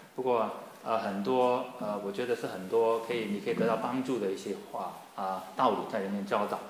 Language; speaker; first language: Chinese; native; Chinese